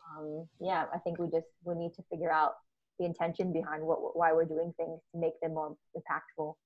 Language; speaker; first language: English; native; English